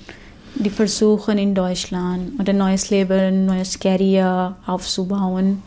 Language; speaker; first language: German; non-native, fluent; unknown